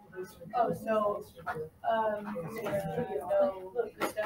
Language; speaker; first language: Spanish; non-native, learner; English